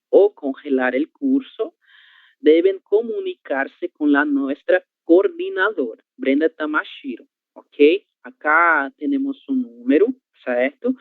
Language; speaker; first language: Spanish; non-native, learner; Portuguese